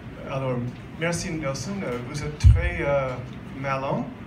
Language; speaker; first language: French; non-native, learner; English